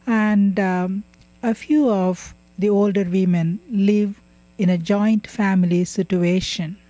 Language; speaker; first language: English; non-native, local second language; Tamil